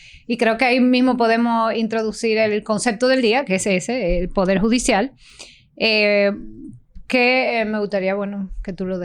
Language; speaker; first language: Spanish; native; Spanish